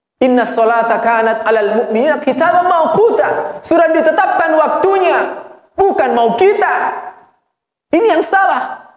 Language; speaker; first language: Malay; non-native, local second language; Buginese